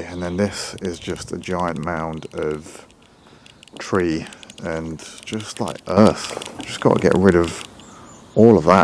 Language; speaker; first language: English; native; English